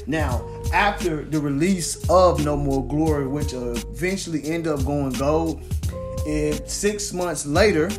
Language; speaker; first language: English; native; English